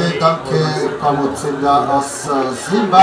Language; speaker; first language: German; non-native, learner; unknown